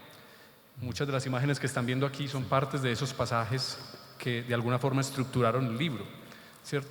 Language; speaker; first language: Spanish; native; Spanish